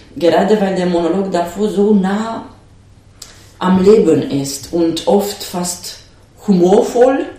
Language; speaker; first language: German; non-native, fluent; Romanian